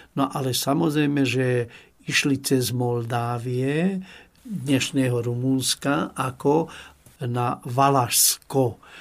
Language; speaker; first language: Slovak; non-native, local second language; Hungarian